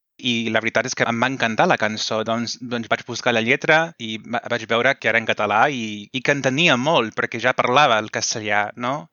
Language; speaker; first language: Catalan; non-native, fluent; English